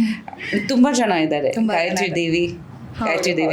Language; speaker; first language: Kannada; non-native, local second language; Bangla